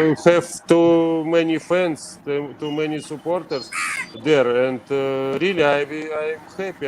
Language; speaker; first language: English; non-native, learner; Russian